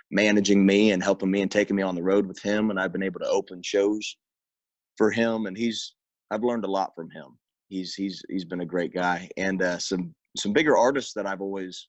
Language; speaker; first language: English; native; English